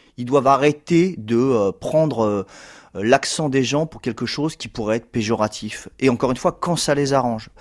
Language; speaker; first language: French; native; French